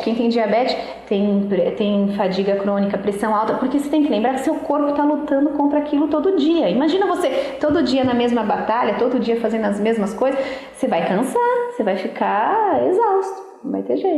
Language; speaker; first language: Portuguese; native; Portuguese